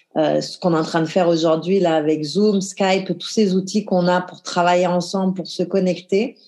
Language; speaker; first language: French; native; French